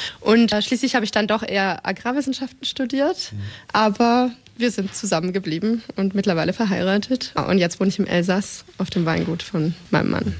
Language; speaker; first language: German; native; German